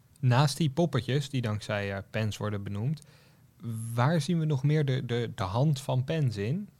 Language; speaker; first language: Dutch; native; Dutch